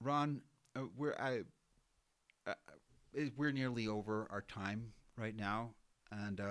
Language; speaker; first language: English; non-native, fluent; Spanish